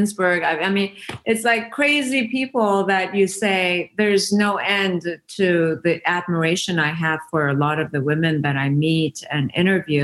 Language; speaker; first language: English; non-native, fluent; Persian